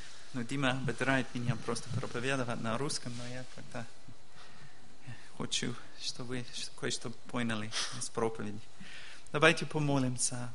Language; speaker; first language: Russian; non-native, learner; English